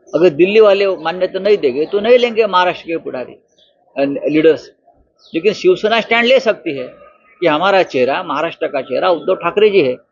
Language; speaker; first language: Hindi; non-native, local second language; Marathi